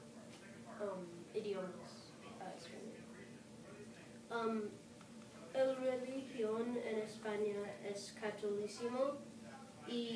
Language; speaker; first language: Spanish; non-native, learner; English